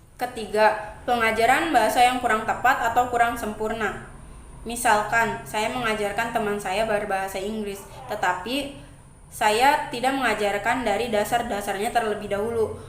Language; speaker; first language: Indonesian; non-native, local second language; Javanese